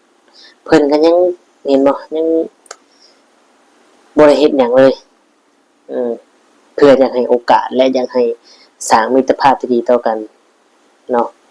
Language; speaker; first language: Thai; non-native, local second language; Northeastern Thai